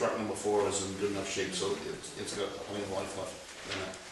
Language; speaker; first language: English; native; English